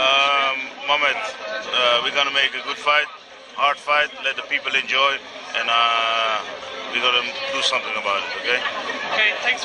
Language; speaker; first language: English; non-native, fluent; Dutch